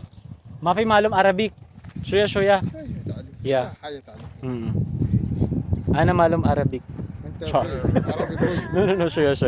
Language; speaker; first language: Arabic; non-native, learner; Filipino